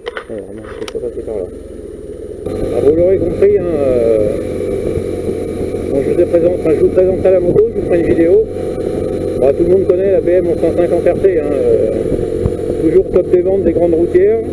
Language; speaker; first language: French; native; French